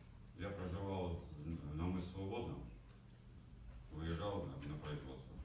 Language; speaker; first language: Russian; native; Russian